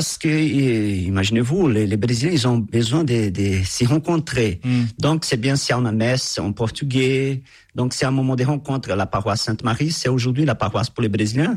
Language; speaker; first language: French; non-native, fluent; Portuguese